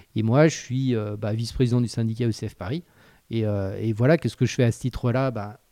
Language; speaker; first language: French; native; French